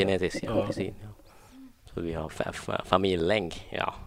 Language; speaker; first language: Swedish; non-native, learner; Thai